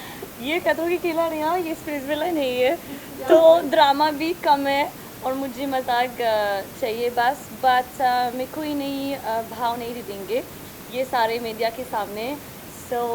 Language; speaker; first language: Hindi; non-native, learner; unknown